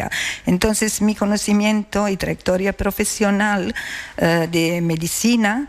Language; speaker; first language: Spanish; non-native, learner; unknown